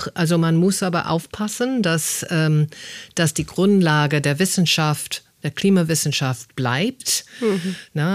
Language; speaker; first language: German; non-native, fluent; English